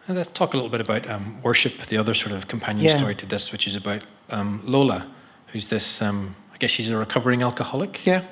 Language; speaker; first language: English; native; English